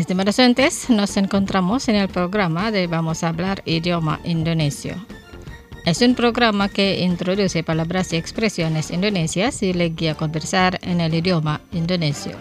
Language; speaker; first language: Spanish; non-native, fluent; Indonesian